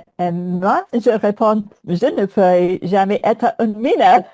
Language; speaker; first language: French; non-native, learner; English